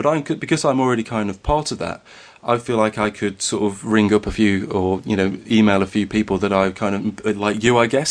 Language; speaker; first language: English; native; English